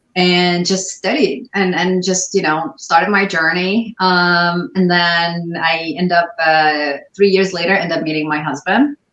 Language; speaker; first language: English; non-native, fluent; Arabic